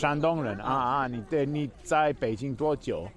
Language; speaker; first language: Chinese; non-native, learner; English